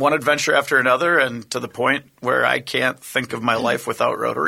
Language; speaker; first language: English; native; English